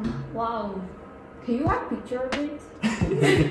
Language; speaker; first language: English; non-native, learner; Korean